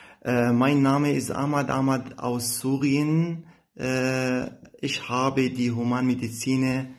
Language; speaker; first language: German; non-native, fluent; Arabic